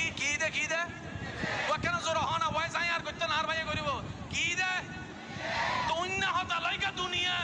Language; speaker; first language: Bangla; non-native, local second language; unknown